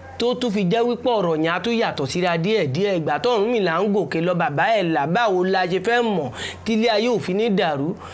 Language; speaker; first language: Yoruba; native; Yoruba